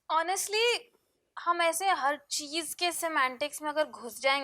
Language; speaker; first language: Hindi; native; Hindi